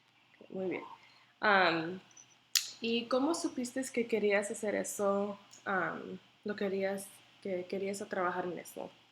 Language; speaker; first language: Spanish; non-native, learner; English